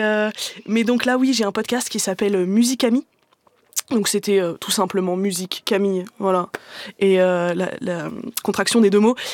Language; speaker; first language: French; native; French